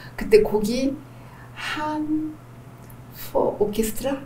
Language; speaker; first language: Korean; native; Korean